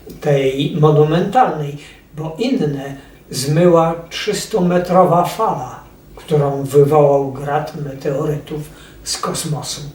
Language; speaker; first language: Polish; native; Polish